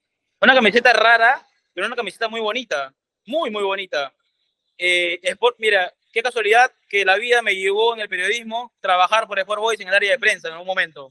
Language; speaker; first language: Spanish; native; Spanish